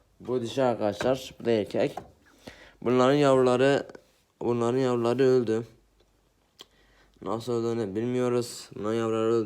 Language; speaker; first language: Turkish; native; Turkish